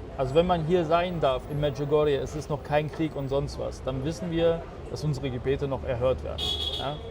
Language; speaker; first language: German; early bilingual, other home language; Polish